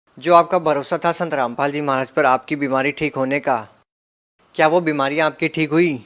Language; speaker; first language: Hindi; native; Hindi